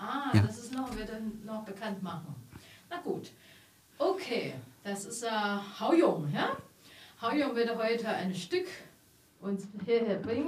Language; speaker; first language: German; non-native, learner; Chinese